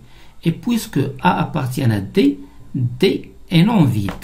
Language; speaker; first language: French; non-native, local second language; Arabic